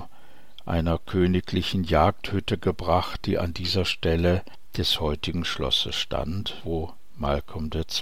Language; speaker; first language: German; native; German